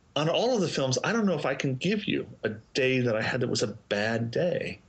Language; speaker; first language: English; native; English